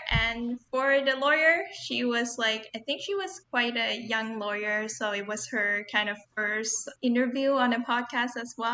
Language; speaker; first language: English; non-native, local second language; Cantonese